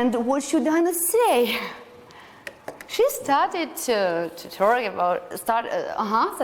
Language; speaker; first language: English; non-native, fluent; Russian